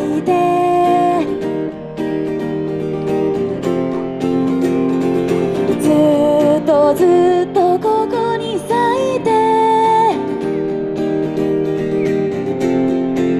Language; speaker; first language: Japanese; native; Japanese